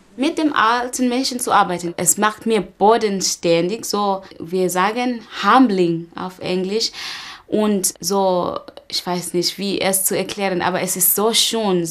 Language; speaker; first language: German; non-native, learner; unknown